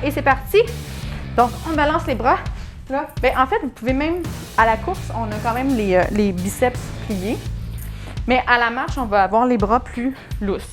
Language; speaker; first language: French; native; French